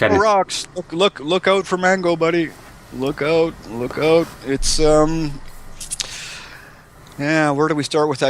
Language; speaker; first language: English; native; English